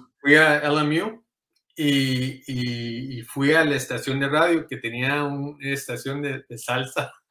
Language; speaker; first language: Spanish; early bilingual, heritage; Spanish